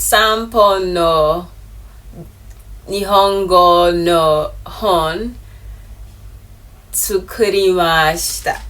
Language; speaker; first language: Japanese; non-native, learner; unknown